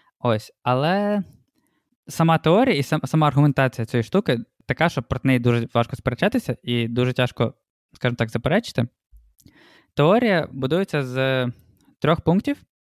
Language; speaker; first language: Ukrainian; non-native, local second language; Russian